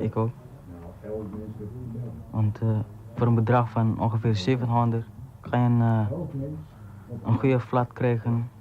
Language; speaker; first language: Dutch; early bilingual, other home language; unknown